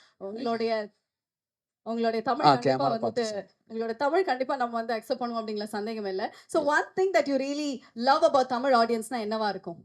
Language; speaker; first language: Tamil; native; Tamil